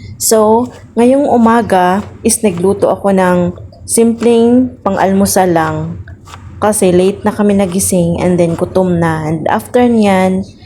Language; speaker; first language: Filipino; non-native, local second language; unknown